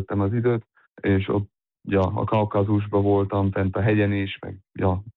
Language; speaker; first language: Hungarian; early bilingual, heritage; Hungarian